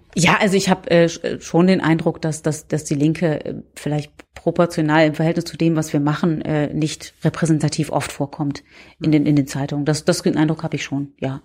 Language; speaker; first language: German; native; German